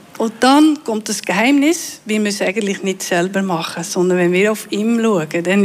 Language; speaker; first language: German; non-native, fluent; Dutch